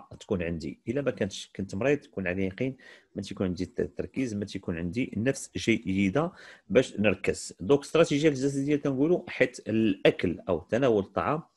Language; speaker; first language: Arabic; native; Arabic